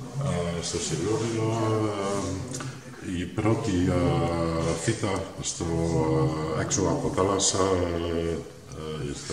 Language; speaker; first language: Greek; non-native, learner; Dutch